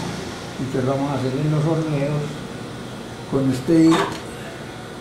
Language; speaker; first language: Spanish; native; Spanish